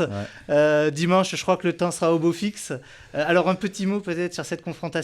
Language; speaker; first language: French; native; French